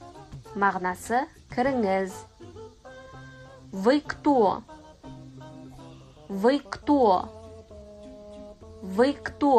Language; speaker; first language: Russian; non-native, fluent; Kazakh